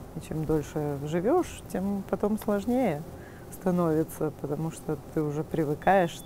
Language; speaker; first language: Russian; native; Russian